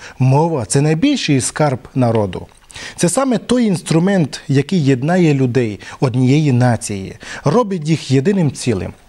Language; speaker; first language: Ukrainian; non-native, local second language; Romany